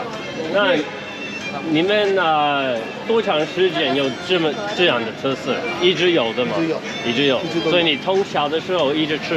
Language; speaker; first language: Chinese; non-native, learner; English